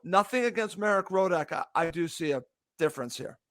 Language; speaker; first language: English; native; English